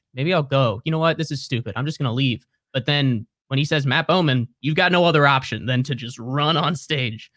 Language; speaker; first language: English; native; English